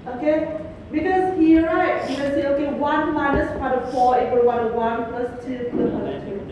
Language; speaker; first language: English; non-native, fluent; Vietnamese